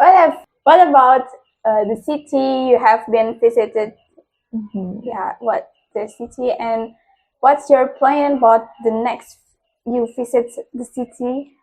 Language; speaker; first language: English; non-native, local second language; Indonesian